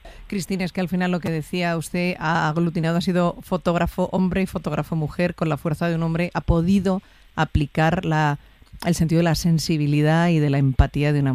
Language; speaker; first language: Spanish; native; Spanish